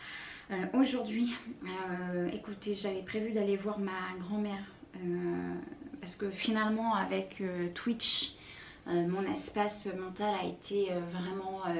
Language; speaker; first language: French; native; French